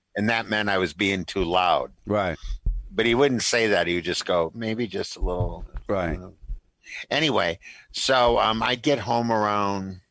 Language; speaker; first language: English; native; English